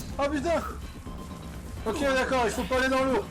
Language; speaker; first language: French; native; French